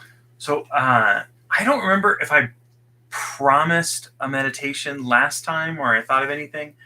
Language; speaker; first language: English; native; English